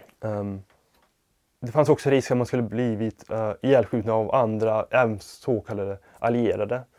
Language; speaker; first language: Swedish; non-native, fluent; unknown